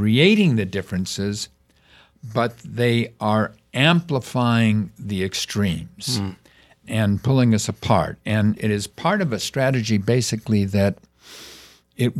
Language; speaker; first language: English; native; English